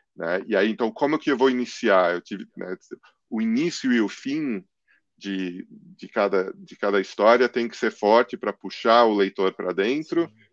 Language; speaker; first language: Portuguese; early bilingual, other home language; English